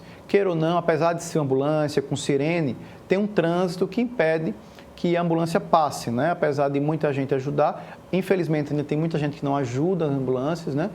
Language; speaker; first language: Portuguese; native; Portuguese